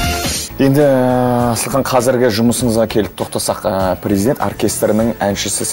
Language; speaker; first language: Kazakh; native; Kazakh